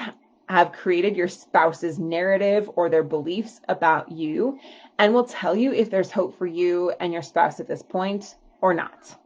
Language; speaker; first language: English; native; English